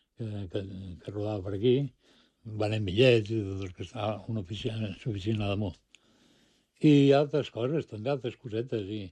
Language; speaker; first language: Catalan; non-native, local second language; Spanish